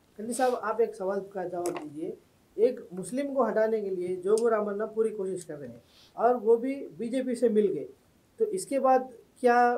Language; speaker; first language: Hindi; non-native, local second language; Urdu